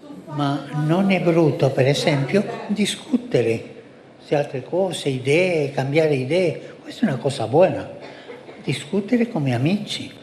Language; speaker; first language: Italian; non-native, fluent; Spanish